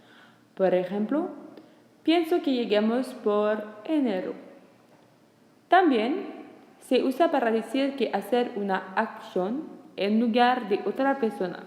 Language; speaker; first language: Spanish; non-native, learner; French